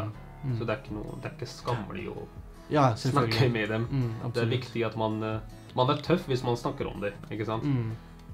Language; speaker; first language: Norwegian; early bilingual, other home language; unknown